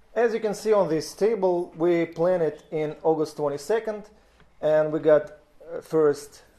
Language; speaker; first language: English; non-native, fluent; Russian